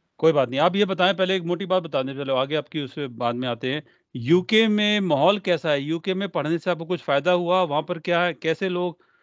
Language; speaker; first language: Hindi; non-native, local second language; Punjabi